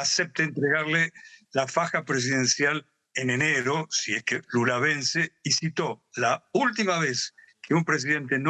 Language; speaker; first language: Spanish; native; Spanish